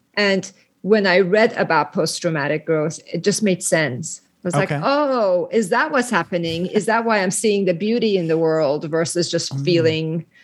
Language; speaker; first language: English; early bilingual, other home language; Persian